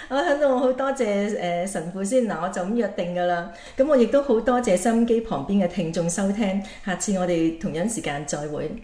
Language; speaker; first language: Chinese; native; Chinese